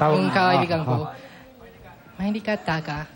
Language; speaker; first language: Filipino; non-native, learner; Japanese